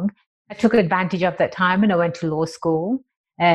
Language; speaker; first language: English; native; English